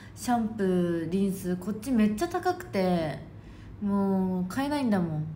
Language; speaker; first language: Japanese; native; Japanese